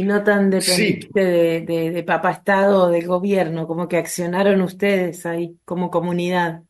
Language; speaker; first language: Spanish; native; Spanish